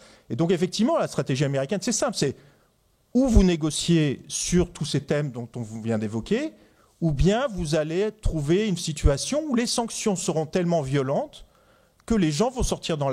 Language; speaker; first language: French; native; French